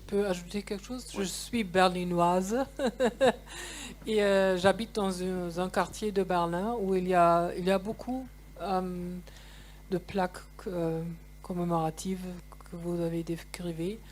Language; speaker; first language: French; non-native, fluent; German